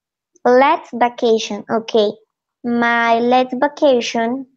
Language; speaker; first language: English; non-native, learner; Spanish